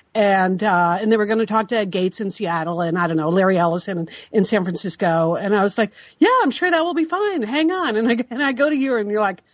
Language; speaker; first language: English; native; English